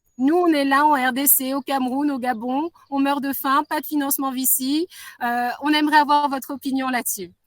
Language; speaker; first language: French; non-native, local second language; Swahili